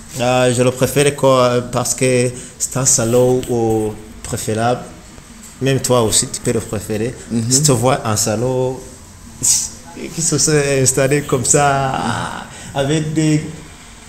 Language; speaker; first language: French; non-native, learner; Rundi